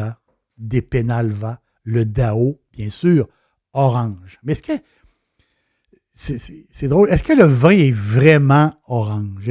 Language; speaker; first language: French; native; French